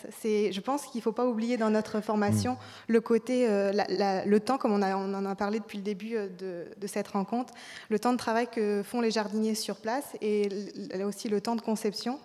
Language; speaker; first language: French; native; French